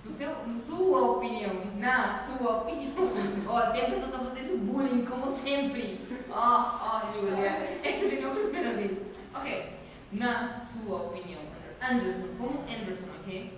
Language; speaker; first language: Portuguese; non-native, learner; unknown